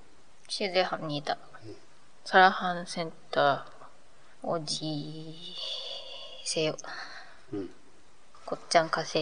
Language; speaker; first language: Korean; non-native, learner; Japanese